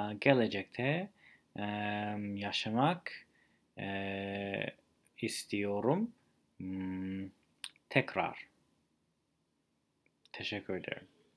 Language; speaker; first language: Turkish; non-native, learner; English